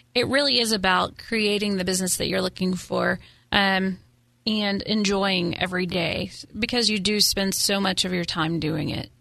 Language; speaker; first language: English; native; English